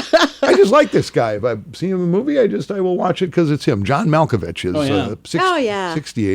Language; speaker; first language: English; native; English